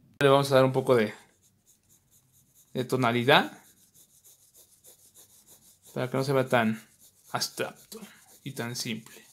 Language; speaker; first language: Spanish; native; Spanish